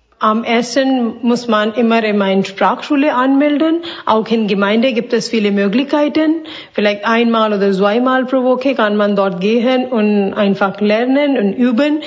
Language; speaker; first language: German; non-native, learner; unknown